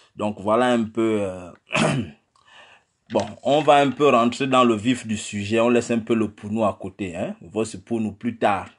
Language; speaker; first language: French; non-native, local second language; Fang